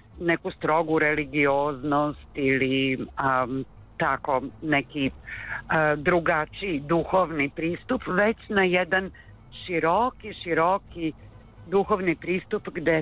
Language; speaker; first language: Serbian; native; Serbian